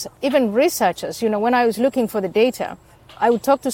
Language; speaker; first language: English; non-native, fluent; Somali